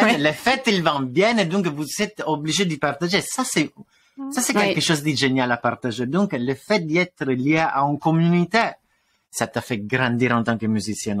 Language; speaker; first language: French; non-native, fluent; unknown